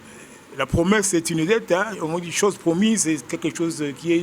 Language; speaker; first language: French; non-native, local second language; Lingala